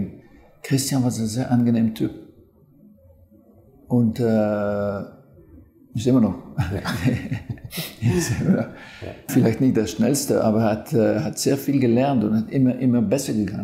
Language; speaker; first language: German; non-native, fluent; French